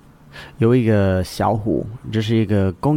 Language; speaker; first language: Chinese; non-native, learner; English